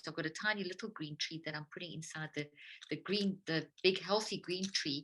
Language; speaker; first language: English; native; English